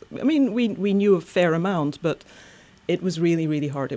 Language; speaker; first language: English; non-native, fluent; Dutch